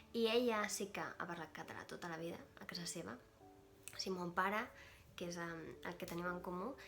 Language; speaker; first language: Catalan; non-native, local second language; Spanish